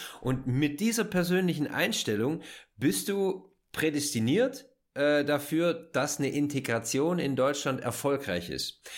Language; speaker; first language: German; native; German